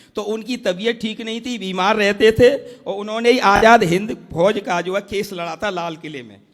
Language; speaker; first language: Hindi; native; Hindi